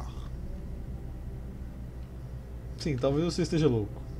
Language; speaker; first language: Portuguese; native; Portuguese